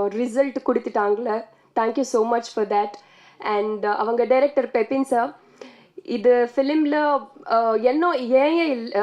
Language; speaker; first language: Tamil; non-native, learner; Telugu